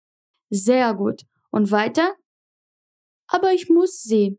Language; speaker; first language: German; non-native, fluent; Portuguese